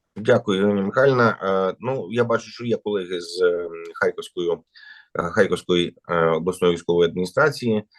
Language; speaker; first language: Ukrainian; non-native, local second language; Russian